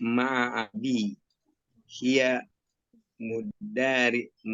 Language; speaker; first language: Arabic; non-native, learner; Indonesian